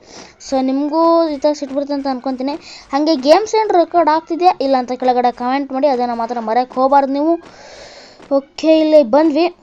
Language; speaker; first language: Kannada; native; Kannada